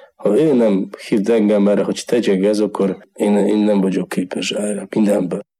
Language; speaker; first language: Hungarian; non-native, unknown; Polish